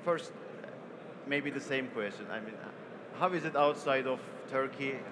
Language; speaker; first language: English; non-native, fluent; Turkish